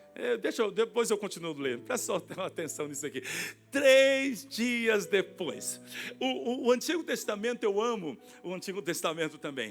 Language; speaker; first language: Portuguese; native; Portuguese